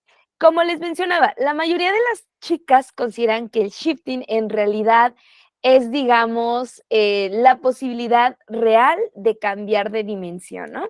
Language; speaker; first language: Spanish; native; Spanish